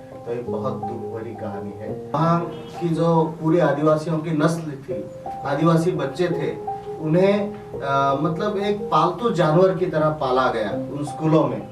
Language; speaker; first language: Hindi; non-native, local second language; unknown